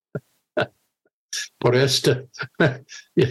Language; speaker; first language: Spanish; non-native, fluent; English